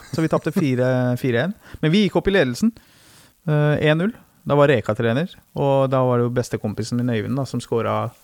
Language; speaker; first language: Norwegian; early bilingual, other home language; Persian